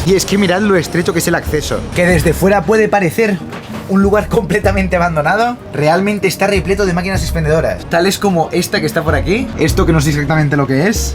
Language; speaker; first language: Spanish; native; Spanish